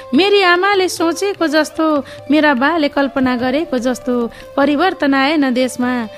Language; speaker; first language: Nepali; native; Nepali